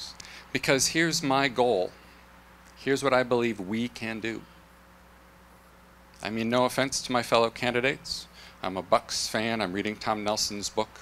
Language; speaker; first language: English; native; English